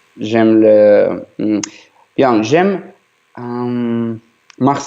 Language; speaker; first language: French; non-native, learner; Ukrainian